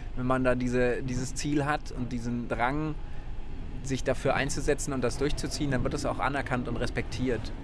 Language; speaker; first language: German; native; German